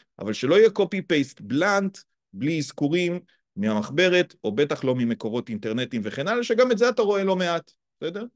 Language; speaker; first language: Hebrew; native; Hebrew